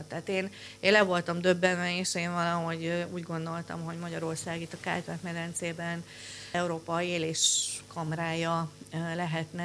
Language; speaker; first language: Hungarian; native; Hungarian